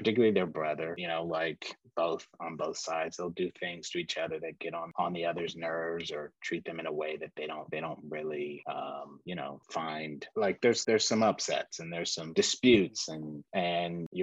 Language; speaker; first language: English; native; English